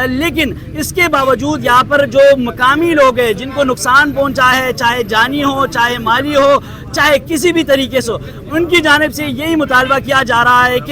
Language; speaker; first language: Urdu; non-native, local second language; Pashto